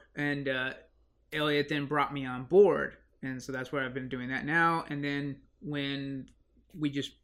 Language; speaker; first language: English; native; English